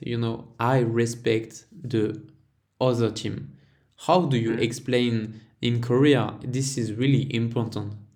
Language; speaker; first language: English; non-native, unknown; French